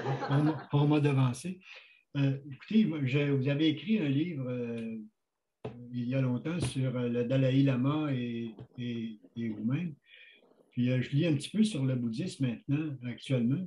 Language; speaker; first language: French; native; French